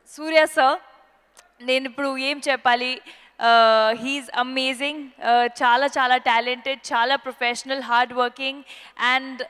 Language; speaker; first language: Telugu; non-native, fluent; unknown